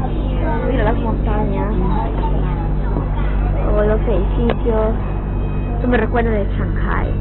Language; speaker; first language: Spanish; early bilingual, heritage; English